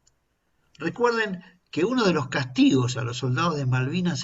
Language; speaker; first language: Spanish; native; Spanish